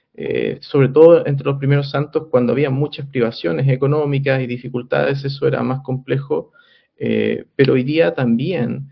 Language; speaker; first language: Spanish; native; Spanish